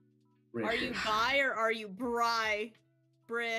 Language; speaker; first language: English; native; English